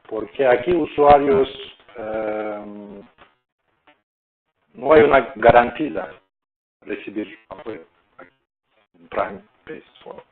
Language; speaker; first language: Spanish; non-native, learner; Turkish